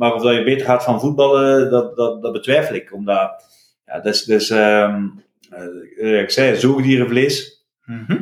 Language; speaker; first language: Dutch; native; Dutch